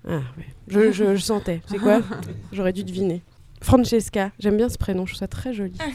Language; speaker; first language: French; native; French